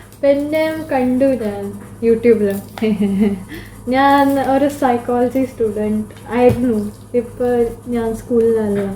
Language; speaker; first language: Malayalam; early bilingual, heritage; Malayalam